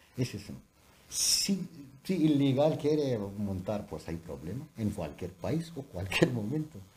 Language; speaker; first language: Spanish; non-native, learner; Urdu